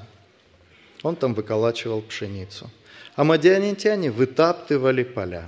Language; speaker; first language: Russian; native; Russian